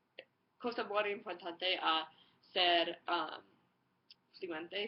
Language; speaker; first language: Spanish; non-native, learner; English